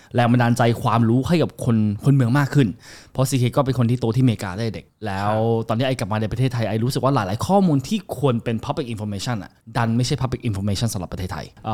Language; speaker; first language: Thai; early bilingual, heritage; Thai